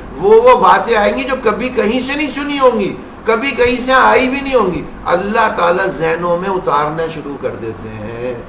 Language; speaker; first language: Urdu; native; Urdu